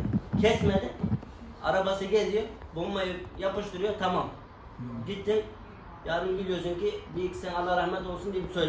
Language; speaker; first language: Turkish; non-native, learner; Uyghur